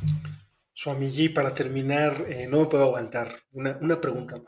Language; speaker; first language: Spanish; native; Spanish